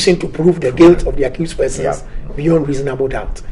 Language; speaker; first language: English; non-native, local second language; Akan